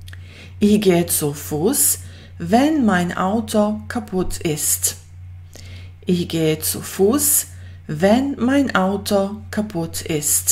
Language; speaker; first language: German; non-native, fluent; Bosnian